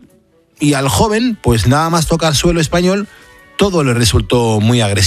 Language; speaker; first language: Spanish; native; Spanish